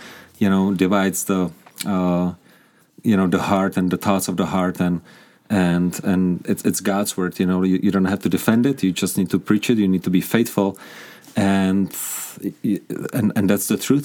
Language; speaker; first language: English; non-native, fluent; Czech